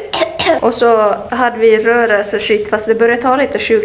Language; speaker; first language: Swedish; native; Swedish